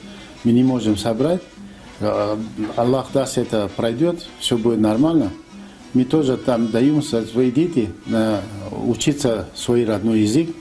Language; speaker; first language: Russian; non-native, fluent; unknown